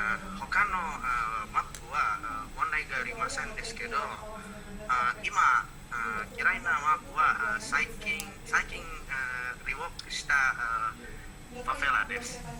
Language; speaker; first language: Japanese; non-native, learner; Indonesian